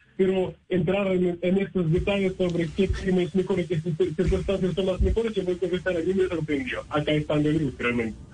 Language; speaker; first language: Spanish; non-native, fluent; Russian